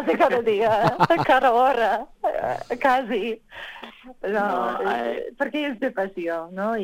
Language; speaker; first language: Spanish; non-native, learner; English